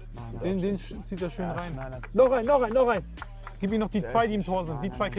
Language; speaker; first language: German; native; German